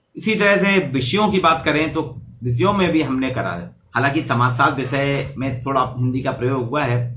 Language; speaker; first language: Hindi; native; Hindi